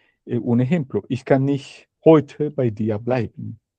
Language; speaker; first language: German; non-native, learner; Spanish